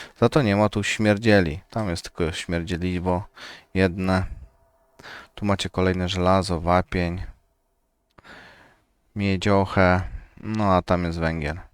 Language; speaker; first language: Polish; native; Polish